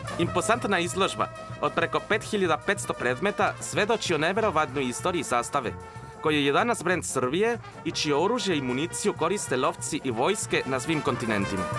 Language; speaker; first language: Serbian; non-native, fluent; Spanish